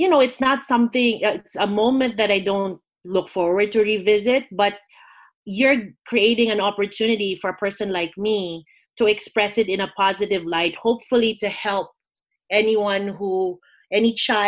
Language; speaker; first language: English; non-native, local second language; Filipino